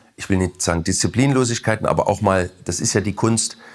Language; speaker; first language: German; native; German